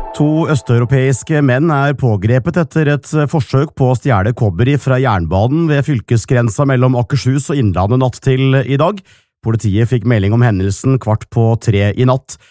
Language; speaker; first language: Norwegian; native; Norwegian